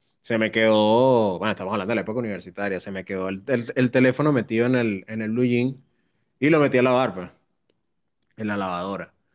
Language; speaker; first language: Spanish; native; Spanish